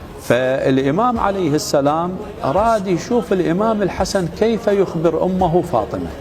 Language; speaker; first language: Arabic; native; Arabic